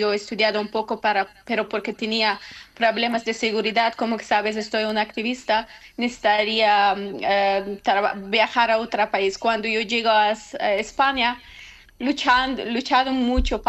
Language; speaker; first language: Spanish; non-native, learner; Persian